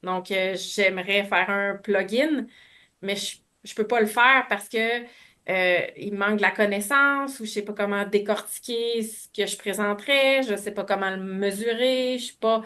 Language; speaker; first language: French; native; French